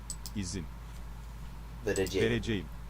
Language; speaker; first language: Turkish; non-native, learner; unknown